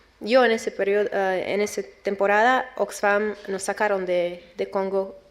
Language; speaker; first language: Spanish; non-native, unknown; Romanian